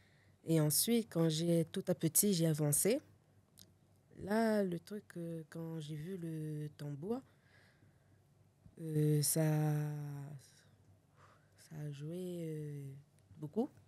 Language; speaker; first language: French; non-native, local second language; Réunion Creole French